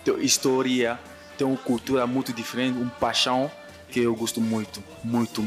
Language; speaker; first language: Portuguese; non-native, learner; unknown